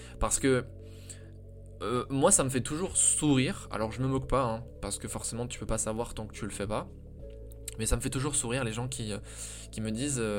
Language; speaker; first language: French; native; French